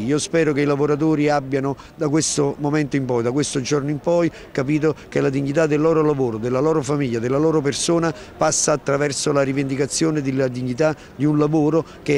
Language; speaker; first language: Italian; native; Italian